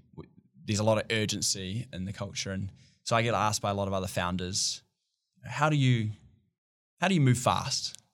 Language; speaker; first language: English; native; English